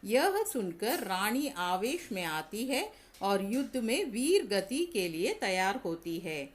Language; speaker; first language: Hindi; non-native, local second language; Tamil